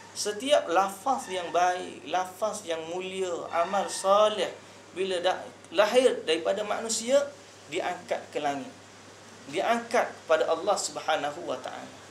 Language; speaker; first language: Malay; native; Malay